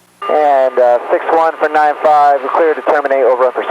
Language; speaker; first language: English; native; English